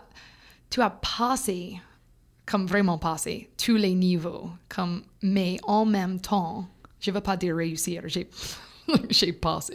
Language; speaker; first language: French; non-native, fluent; English